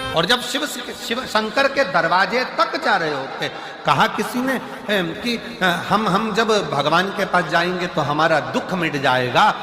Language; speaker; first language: Hindi; native; Hindi